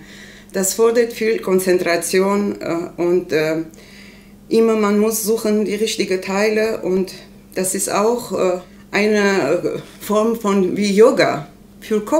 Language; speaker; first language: German; non-native, learner; Armenian